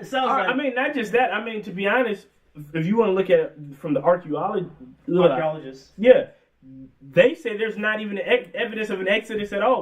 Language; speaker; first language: English; native; English